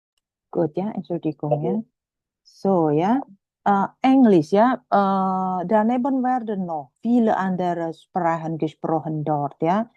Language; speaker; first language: German; non-native, fluent; Indonesian